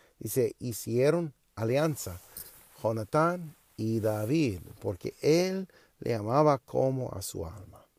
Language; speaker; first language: Spanish; non-native, learner; English